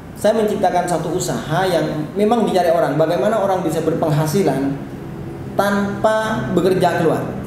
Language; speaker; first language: Indonesian; non-native, local second language; Madurese